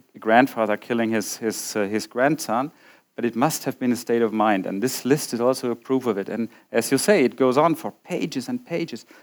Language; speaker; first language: English; non-native, fluent; German